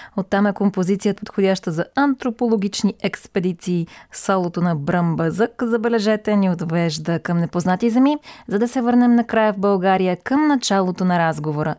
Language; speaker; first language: Bulgarian; native; Bulgarian